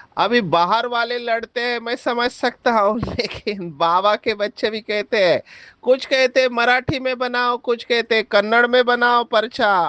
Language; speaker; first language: Hindi; non-native, local second language; Marathi